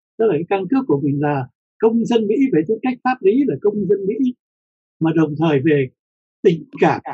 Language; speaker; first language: Vietnamese; native; Vietnamese